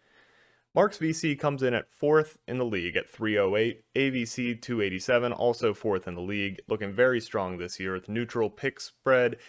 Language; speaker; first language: English; native; English